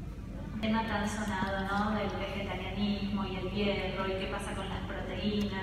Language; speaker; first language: Spanish; native; Spanish